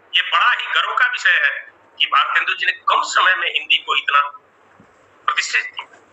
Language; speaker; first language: Hindi; native; Hindi